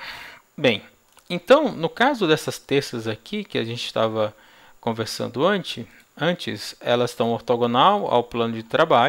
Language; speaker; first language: Portuguese; native; Portuguese